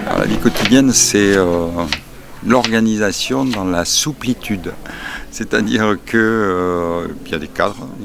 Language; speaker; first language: French; native; French